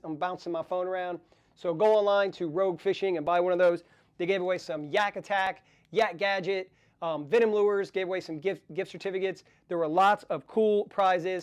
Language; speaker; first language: English; native; English